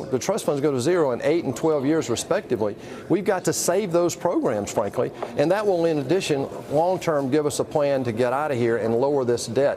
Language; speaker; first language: English; native; English